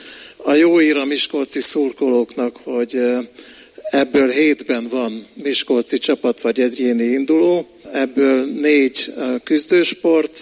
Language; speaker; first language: Hungarian; native; Hungarian